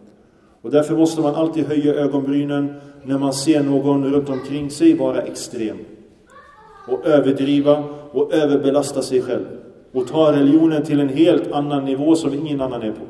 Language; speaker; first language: Swedish; early bilingual, other home language; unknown